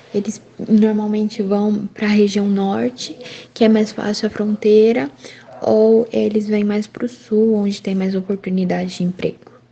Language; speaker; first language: Portuguese; native; Portuguese